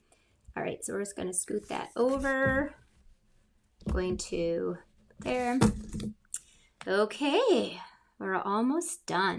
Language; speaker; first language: English; native; English